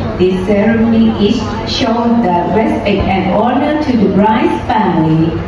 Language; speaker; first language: English; non-native, learner; Thai